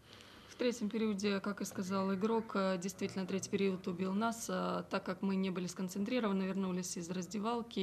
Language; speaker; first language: Russian; native; Russian